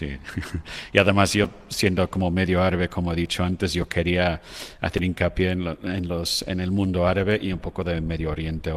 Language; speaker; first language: Spanish; non-native, fluent; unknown